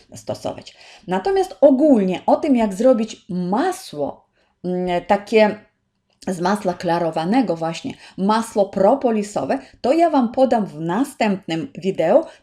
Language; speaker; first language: Polish; non-native, fluent; Ukrainian